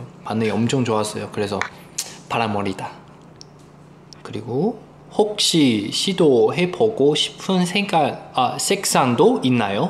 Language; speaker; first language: Korean; non-native, fluent; Chinese